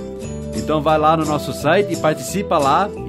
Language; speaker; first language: Portuguese; non-native, fluent; English